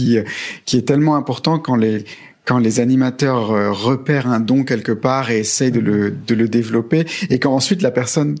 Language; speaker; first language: French; native; French